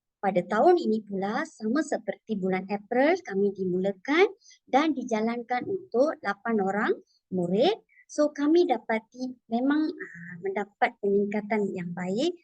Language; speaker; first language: Malay; non-native, local second language; Tamil